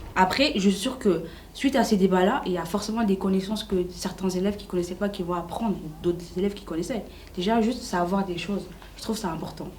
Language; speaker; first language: French; native; French